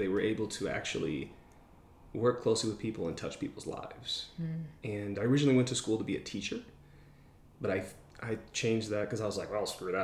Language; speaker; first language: English; native; English